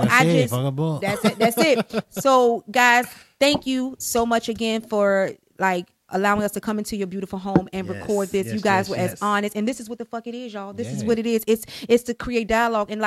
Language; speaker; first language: English; native; English